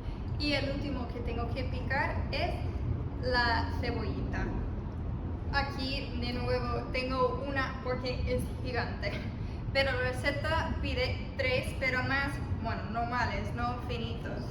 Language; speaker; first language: Spanish; early bilingual, heritage; Spanish